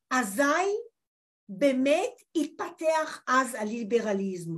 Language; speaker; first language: Hebrew; non-native, fluent; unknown